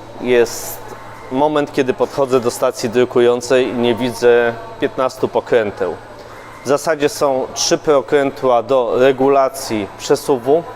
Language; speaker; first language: Polish; native; Polish